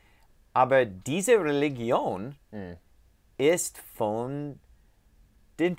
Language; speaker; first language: German; non-native, fluent; English